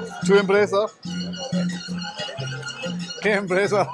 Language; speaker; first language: Spanish; non-native, learner; German